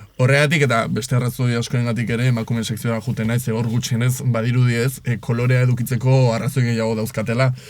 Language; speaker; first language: Basque; native; Basque